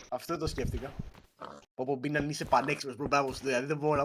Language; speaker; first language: Greek; native; Greek